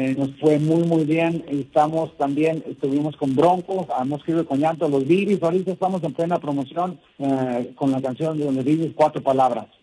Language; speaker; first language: Spanish; early bilingual, heritage; Spanish